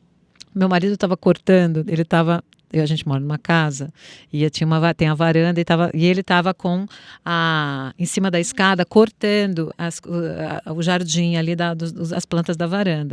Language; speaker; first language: Portuguese; native; Portuguese